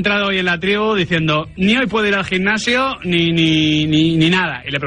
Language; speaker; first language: Spanish; native; Spanish